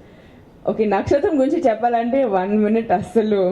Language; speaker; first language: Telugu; non-native, learner; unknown